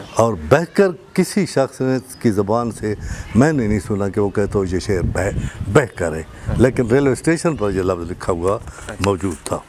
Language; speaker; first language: Urdu; non-native, local second language; Saraiki